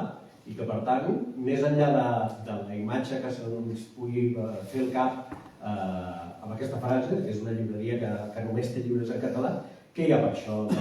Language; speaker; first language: Catalan; native; Catalan